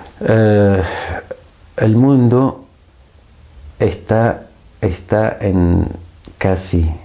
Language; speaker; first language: Spanish; non-native, fluent; Arabic